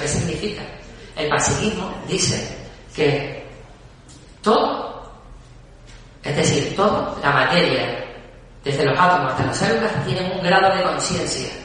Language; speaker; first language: Spanish; native; Spanish